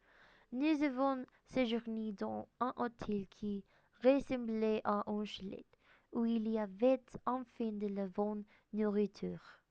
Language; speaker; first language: French; non-native, learner; Spanish